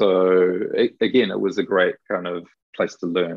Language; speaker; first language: English; native; English